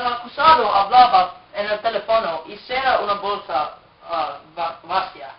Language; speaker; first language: Spanish; non-native, learner; English